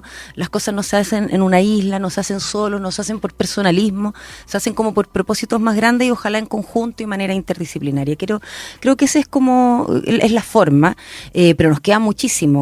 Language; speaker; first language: Spanish; native; Spanish